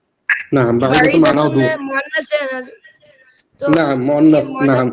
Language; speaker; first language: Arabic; non-native, fluent; Urdu